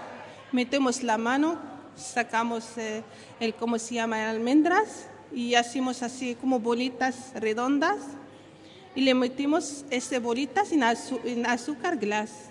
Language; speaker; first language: Spanish; non-native, learner; Arabic